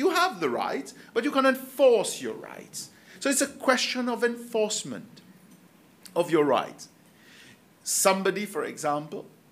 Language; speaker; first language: English; non-native, local second language; Seselwa Creole French